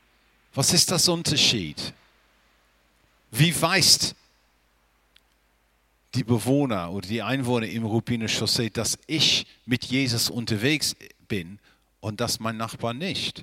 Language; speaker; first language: German; non-native, fluent; English